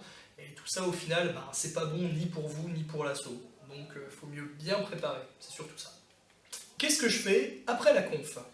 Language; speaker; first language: French; native; French